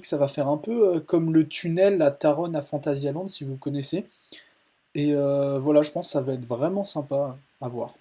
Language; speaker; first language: French; native; French